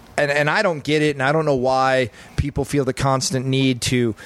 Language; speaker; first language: English; native; English